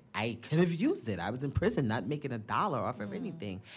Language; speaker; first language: English; native; English